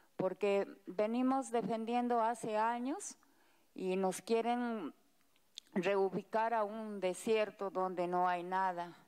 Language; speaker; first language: Spanish; native; Spanish